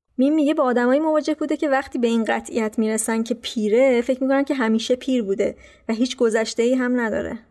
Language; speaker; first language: Persian; native; Persian